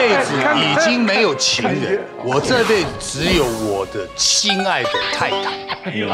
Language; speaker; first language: Chinese; native; Chinese